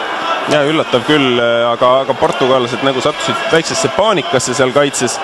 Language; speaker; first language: Estonian; native; Estonian